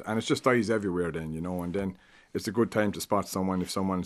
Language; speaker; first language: English; native; English